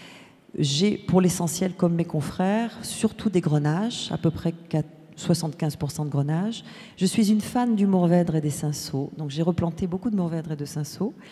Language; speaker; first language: French; native; French